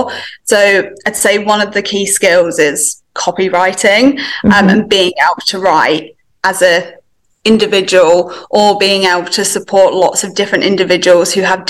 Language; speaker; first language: English; native; English